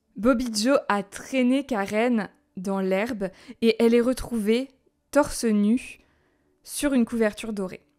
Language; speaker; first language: French; native; French